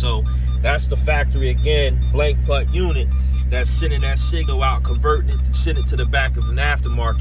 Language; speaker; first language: English; native; English